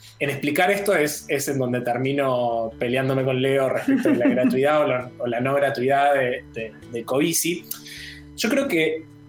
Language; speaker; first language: Spanish; native; Spanish